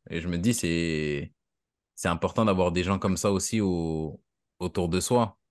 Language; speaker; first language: French; native; French